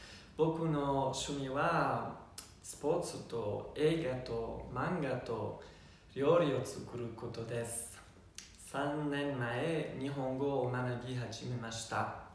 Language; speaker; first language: Japanese; non-native, learner; Italian